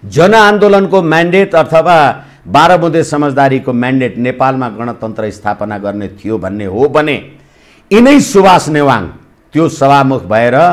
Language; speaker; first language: Nepali; native; Nepali